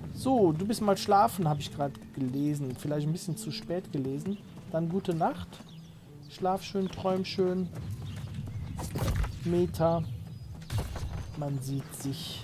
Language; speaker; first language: German; native; German